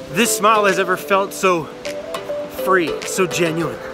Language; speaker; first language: English; native; English